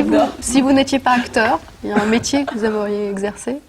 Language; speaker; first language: French; native; French